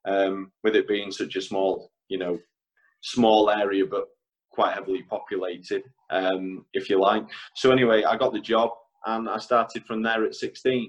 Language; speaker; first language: English; native; English